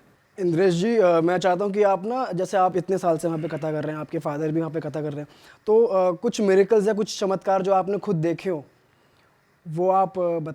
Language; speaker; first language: Hindi; native; Hindi